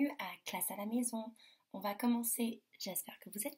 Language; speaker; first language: French; native; French